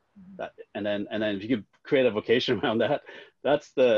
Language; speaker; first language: English; non-native, local second language; Cantonese